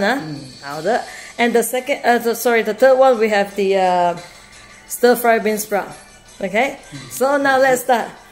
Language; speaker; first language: English; non-native, local second language; Chinese